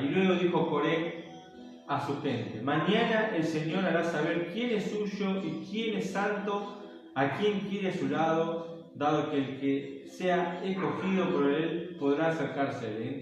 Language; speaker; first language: Spanish; native; Spanish